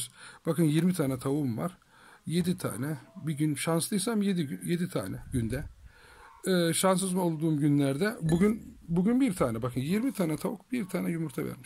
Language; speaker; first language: Turkish; native; Turkish